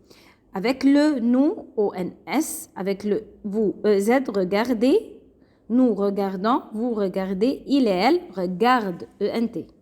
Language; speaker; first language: French; non-native, fluent; Arabic